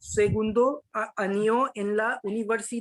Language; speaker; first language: Spanish; non-native, learner; Hindi